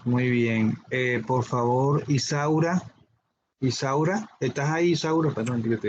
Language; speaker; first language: Spanish; native; Spanish